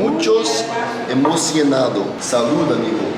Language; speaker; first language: Spanish; non-native, learner; English